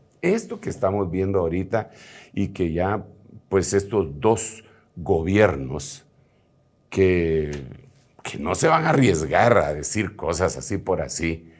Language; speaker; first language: Spanish; native; Spanish